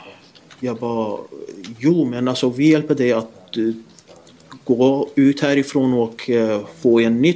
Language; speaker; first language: Swedish; non-native, fluent; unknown